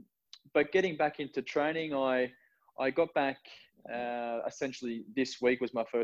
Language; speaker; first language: English; native; English